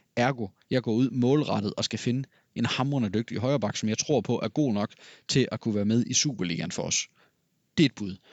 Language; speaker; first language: Danish; native; Danish